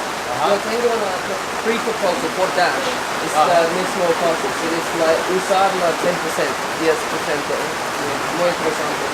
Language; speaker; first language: Spanish; non-native, learner; English